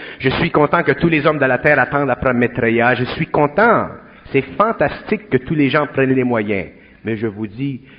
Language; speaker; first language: French; native; French